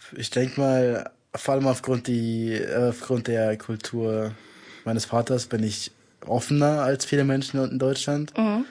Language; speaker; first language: German; native; German